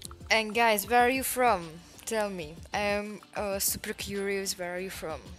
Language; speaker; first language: English; non-native, fluent; Czech